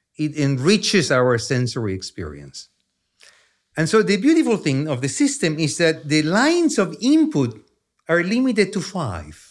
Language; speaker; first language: English; non-native, fluent; Spanish